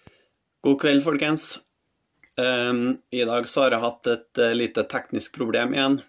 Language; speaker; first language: Norwegian; native; Norwegian